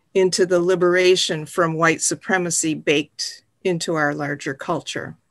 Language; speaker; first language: English; native; English